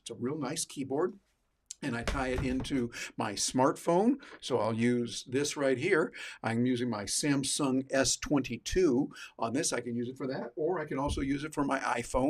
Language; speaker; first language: English; native; English